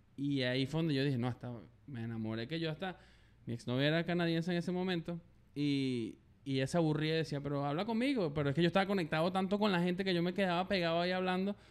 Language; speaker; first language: Spanish; native; Spanish